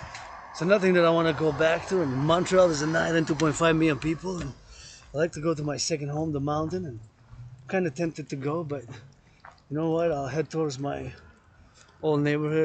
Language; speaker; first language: English; non-native, local second language; French